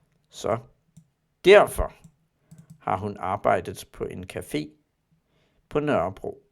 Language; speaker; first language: Danish; non-native, learner; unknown